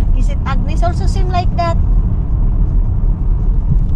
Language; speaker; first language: English; non-native, learner; Filipino